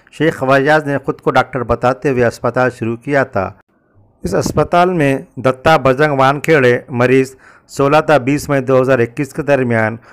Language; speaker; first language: Urdu; native; Urdu